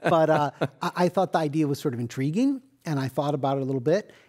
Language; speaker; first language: English; native; English